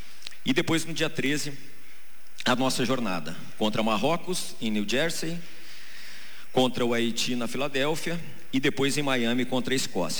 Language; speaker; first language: Portuguese; native; Portuguese